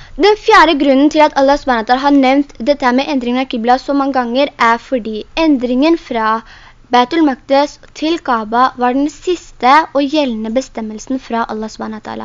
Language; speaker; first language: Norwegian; early bilingual, other home language; Urdu